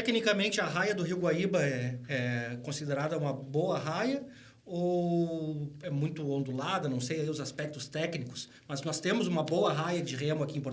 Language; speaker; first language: Portuguese; native; Portuguese